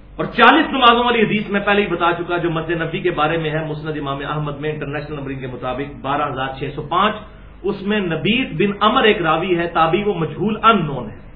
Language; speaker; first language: Urdu; native; Urdu